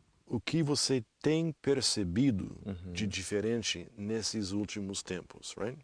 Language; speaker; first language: Portuguese; non-native, fluent; English